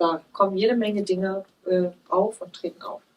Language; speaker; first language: German; native; German